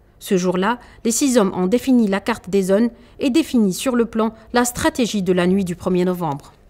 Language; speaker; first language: French; non-native, local second language; Arabic